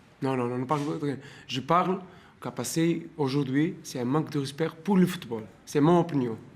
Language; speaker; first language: French; non-native, learner; Portuguese